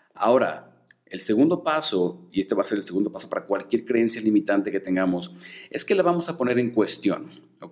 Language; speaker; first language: Spanish; native; Spanish